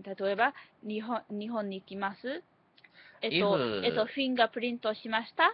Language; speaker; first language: Japanese; non-native, learner; English